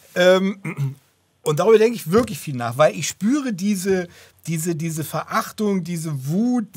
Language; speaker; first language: German; native; German